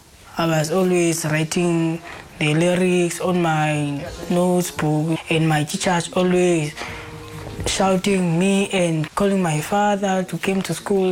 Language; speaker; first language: English; non-native, local second language; Xhosa